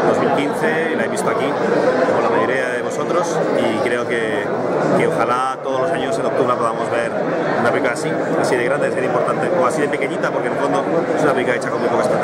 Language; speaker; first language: Spanish; native; Spanish